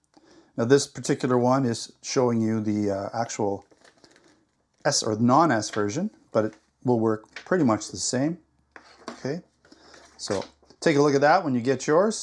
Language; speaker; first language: English; native; English